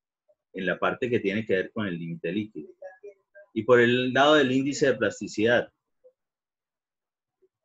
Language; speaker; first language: Spanish; native; Spanish